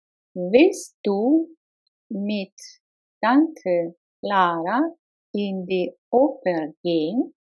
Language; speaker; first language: German; non-native, fluent; Russian